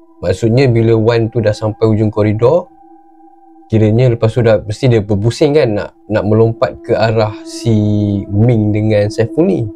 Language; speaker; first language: Malay; native; Malay